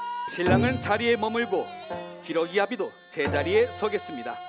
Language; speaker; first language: Korean; native; Korean